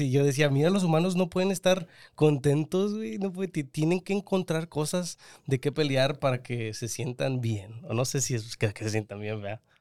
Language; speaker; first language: Spanish; early bilingual, heritage; Spanish